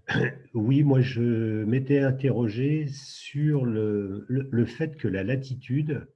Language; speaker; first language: French; native; French